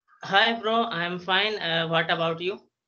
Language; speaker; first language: English; non-native, learner; Hindi